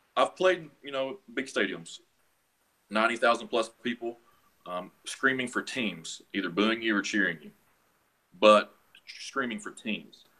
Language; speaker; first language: English; native; English